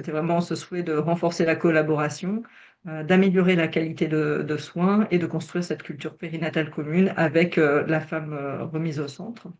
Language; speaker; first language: French; native; French